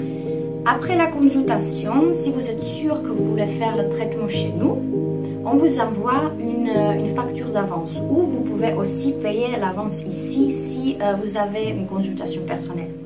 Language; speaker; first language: French; non-native, fluent; Czech